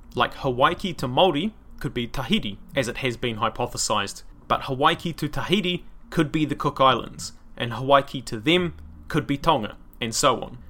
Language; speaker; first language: English; native; English